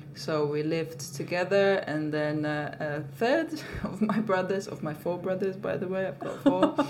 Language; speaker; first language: English; non-native, fluent; Slovak